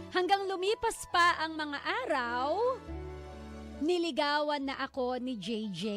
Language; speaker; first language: Filipino; native; Filipino